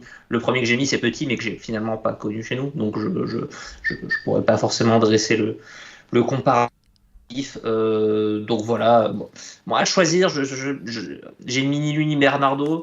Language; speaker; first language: French; native; French